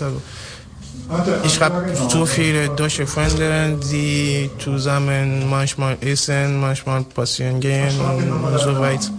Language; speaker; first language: German; non-native, learner; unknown